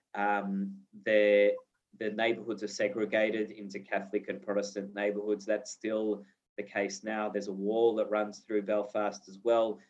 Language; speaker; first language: English; native; English